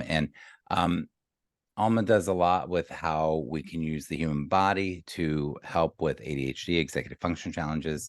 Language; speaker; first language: English; native; English